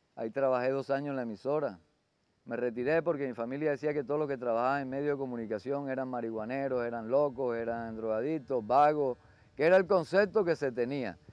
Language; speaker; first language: Spanish; native; Spanish